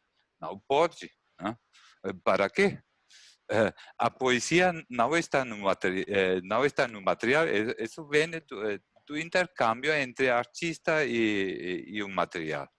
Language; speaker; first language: Portuguese; non-native, learner; German